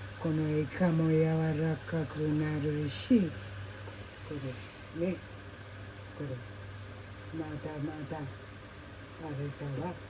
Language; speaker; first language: Japanese; native; Japanese